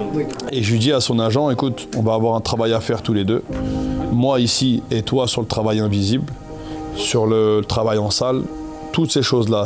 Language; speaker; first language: French; native; French